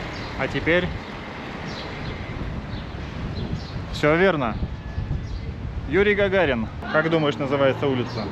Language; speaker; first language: Russian; native; Russian